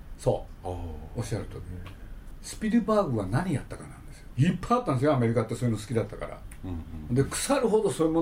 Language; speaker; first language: Japanese; native; Japanese